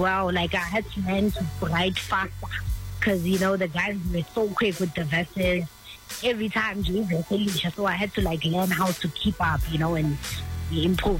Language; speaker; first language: English; non-native, local second language; Zulu